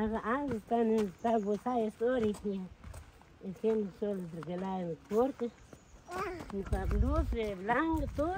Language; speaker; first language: Spanish; non-native, local second language; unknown